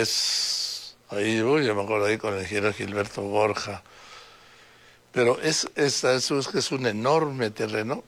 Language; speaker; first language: Spanish; native; Spanish